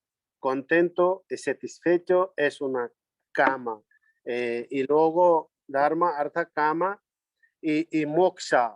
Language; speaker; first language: Spanish; non-native, learner; Nepali